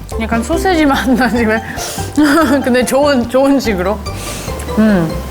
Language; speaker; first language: Korean; non-native, fluent; English